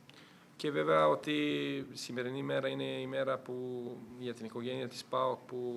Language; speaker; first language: Greek; non-native, fluent; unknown